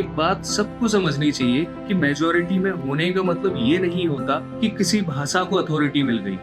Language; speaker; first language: Hindi; native; Hindi